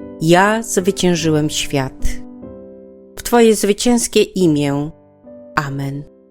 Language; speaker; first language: Polish; native; Polish